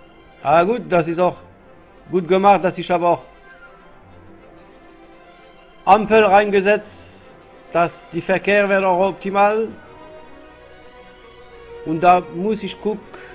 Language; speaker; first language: German; non-native, learner; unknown